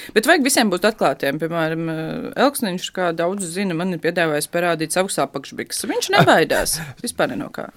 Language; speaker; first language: Latvian; native; Latvian